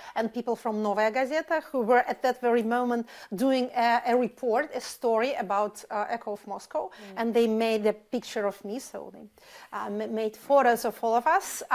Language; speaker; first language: English; non-native, fluent; Russian